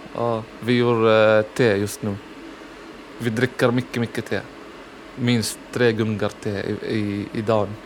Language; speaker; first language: Swedish; non-native, learner; Arabic